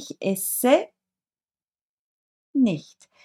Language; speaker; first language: German; non-native, fluent; Turkish